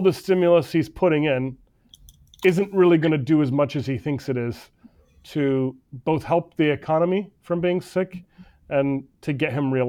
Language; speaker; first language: English; native; English